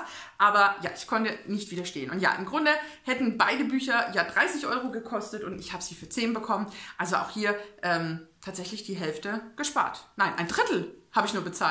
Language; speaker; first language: German; native; German